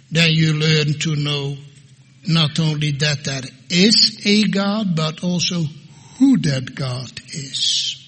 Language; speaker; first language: English; non-native, fluent; Dutch